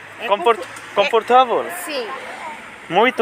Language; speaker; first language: Portuguese; non-native, learner; Bangla